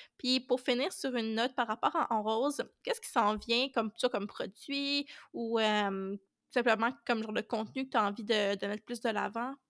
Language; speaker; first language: French; native; French